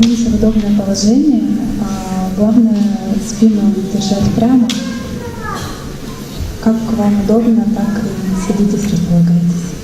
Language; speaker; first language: Russian; native; Russian